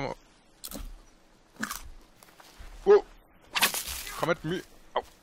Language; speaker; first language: German; native; German